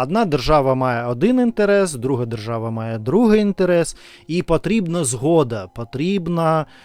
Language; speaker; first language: Ukrainian; non-native, learner; Russian